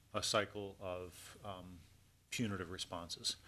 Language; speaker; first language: English; native; English